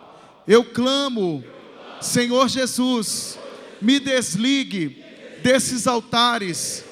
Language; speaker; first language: Portuguese; native; Portuguese